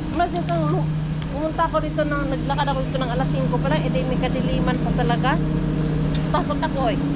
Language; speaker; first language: Filipino; native; Filipino